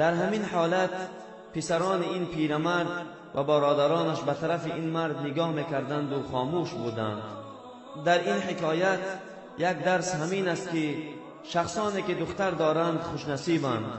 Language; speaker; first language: Persian; non-native, local second language; Tajik